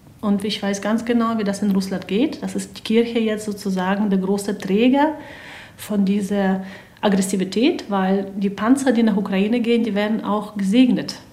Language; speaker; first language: German; non-native, fluent; Ukrainian